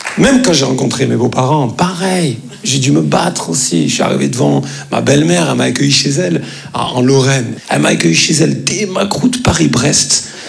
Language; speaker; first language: French; native; French